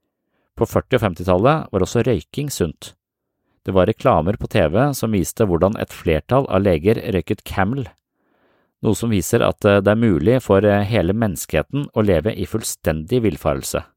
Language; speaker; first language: Norwegian; native; Norwegian